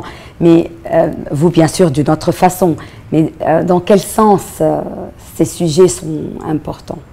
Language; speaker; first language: French; non-native, local second language; Arabic